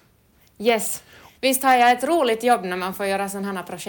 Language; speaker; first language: Swedish; native; Swedish